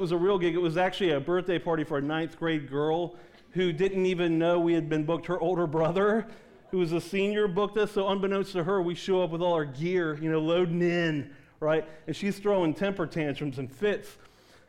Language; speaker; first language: English; native; English